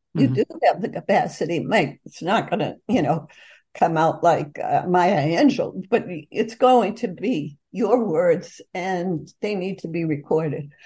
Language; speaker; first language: English; native; English